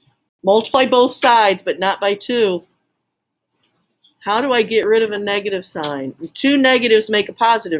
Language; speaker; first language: English; native; English